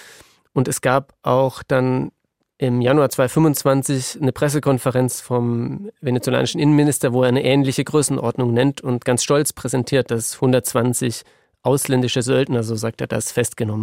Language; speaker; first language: German; native; German